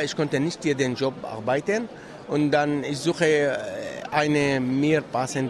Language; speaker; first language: German; non-native, learner; Arabic